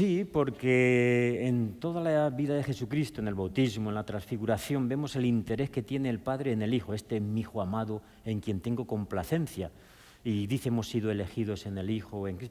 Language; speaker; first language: Spanish; native; Spanish